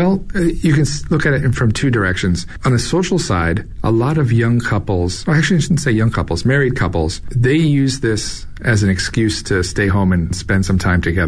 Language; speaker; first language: English; native; English